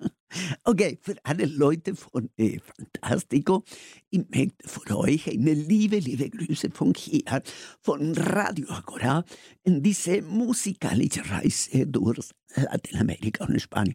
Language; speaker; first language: German; non-native, learner; Spanish